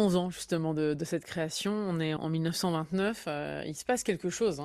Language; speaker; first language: French; native; French